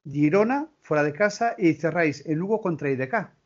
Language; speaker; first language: Spanish; non-native, local second language; Galician